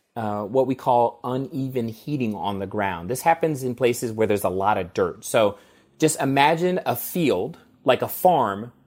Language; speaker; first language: English; native; English